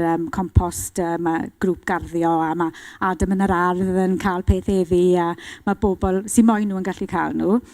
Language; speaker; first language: Welsh; non-native, local second language; English